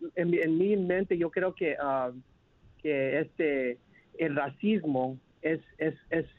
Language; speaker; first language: Spanish; early bilingual, heritage; Spanish